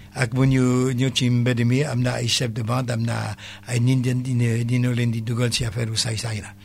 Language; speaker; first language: Wolof; native; Wolof